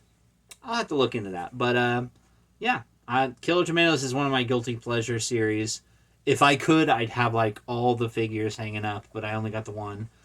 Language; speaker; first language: English; native; English